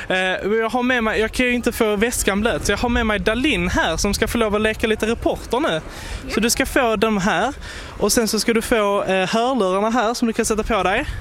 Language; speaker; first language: Swedish; native; Swedish